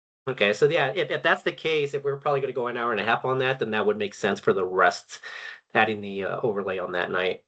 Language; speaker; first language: English; native; English